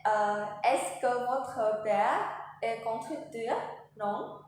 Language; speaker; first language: French; non-native, learner; Vietnamese